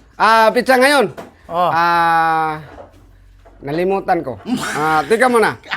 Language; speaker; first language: Filipino; non-native, local second language; Cebuano